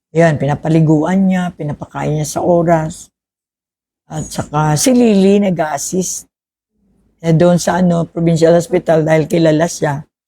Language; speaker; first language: Filipino; non-native, local second language; Hiligaynon